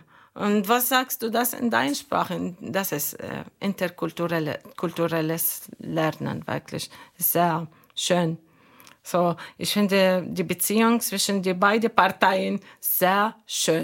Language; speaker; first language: German; non-native, learner; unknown